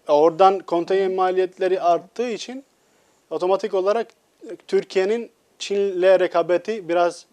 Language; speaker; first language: Turkish; non-native, fluent; Albanian